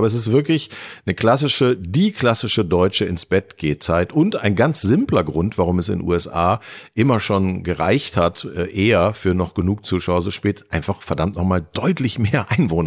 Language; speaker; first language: German; native; German